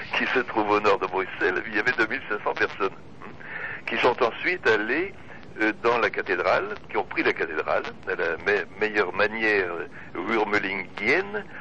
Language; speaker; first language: French; non-native, local second language; Dutch